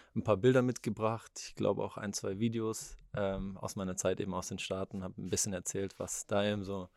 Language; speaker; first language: German; native; German